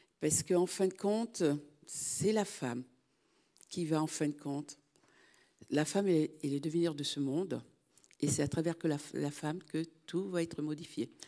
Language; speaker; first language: French; native; French